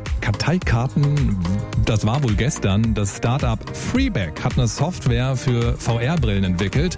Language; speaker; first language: German; native; German